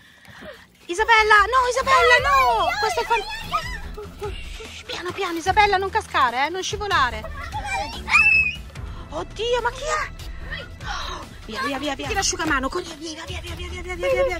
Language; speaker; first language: Italian; native; Italian